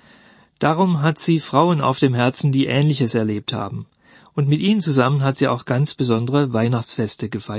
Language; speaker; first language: German; native; German